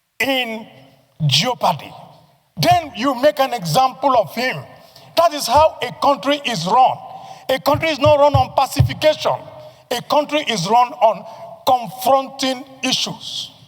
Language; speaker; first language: English; non-native, local second language; Igbo